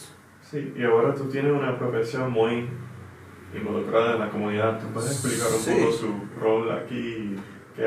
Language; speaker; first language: Spanish; non-native, learner; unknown